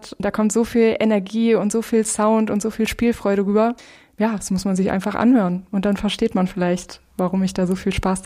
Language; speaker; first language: German; native; German